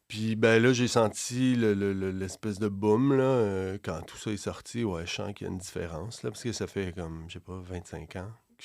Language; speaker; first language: French; native; French